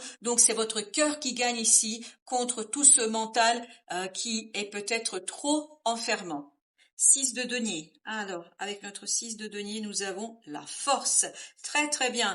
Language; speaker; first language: French; native; French